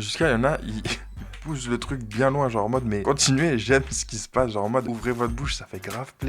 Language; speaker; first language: French; native; French